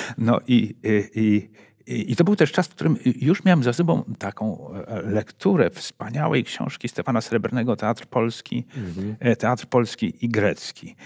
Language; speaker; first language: Polish; native; Polish